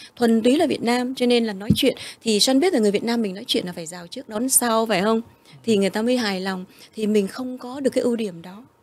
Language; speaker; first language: Vietnamese; early bilingual, heritage; Vietnamese